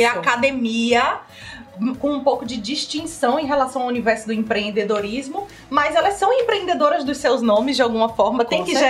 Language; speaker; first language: Portuguese; native; Portuguese